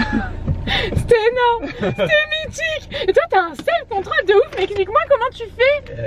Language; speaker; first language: French; native; French